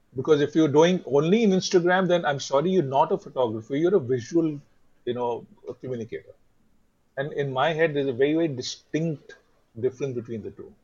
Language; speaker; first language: English; non-native, local second language; Hindi